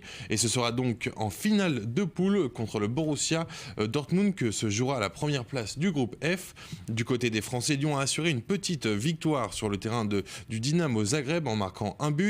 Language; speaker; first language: French; native; French